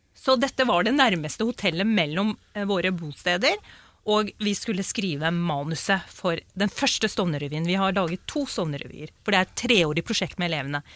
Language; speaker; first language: Norwegian; early bilingual, other home language; Urdu